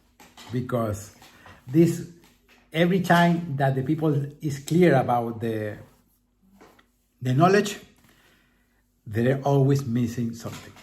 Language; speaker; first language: English; non-native, fluent; Spanish